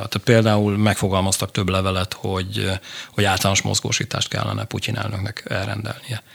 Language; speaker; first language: Hungarian; native; Hungarian